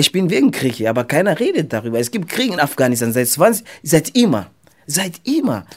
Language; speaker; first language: German; non-native, fluent; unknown